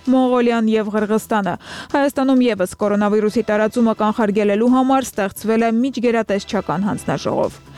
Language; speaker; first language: Armenian; native; Armenian